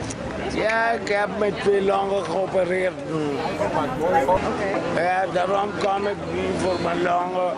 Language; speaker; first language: Dutch; non-native, local second language; Papiamento